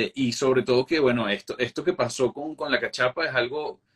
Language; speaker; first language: Spanish; native; Spanish